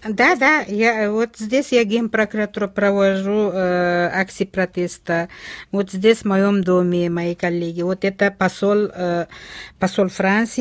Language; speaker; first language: Russian; non-native, local second language; Uzbek